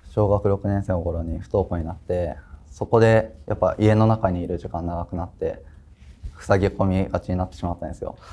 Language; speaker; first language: Japanese; native; Japanese